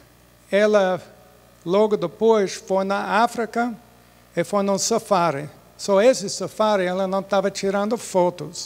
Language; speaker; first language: Portuguese; non-native, fluent; English